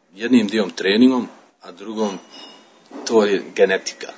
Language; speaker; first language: Serbian; early bilingual, heritage; Serbian